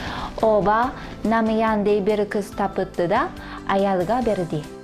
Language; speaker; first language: Kyrgyz; non-native, learner; Japanese